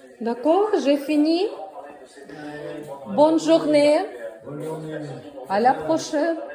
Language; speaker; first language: French; non-native, learner; Ukrainian